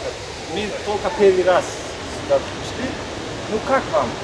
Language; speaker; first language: Russian; non-native, local second language; Tajik